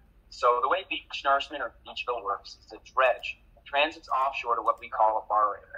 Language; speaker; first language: English; native; English